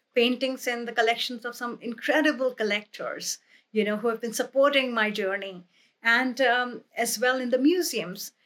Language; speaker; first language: English; non-native, local second language; Hindi